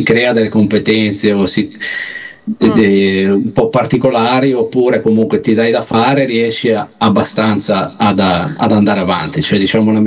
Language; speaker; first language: Italian; native; Italian